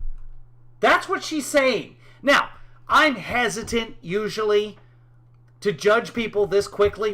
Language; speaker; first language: English; native; English